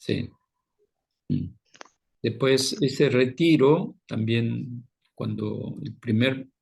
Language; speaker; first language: Spanish; non-native, fluent; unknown